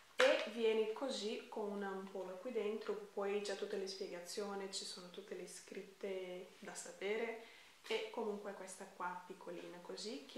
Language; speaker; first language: Italian; non-native, fluent; Portuguese